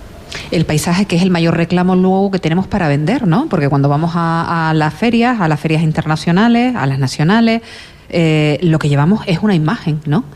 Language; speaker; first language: Spanish; native; Spanish